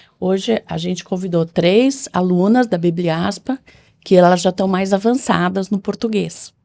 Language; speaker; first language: Portuguese; native; Portuguese